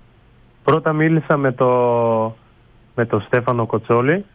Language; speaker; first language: Greek; early bilingual, other home language; Bulgarian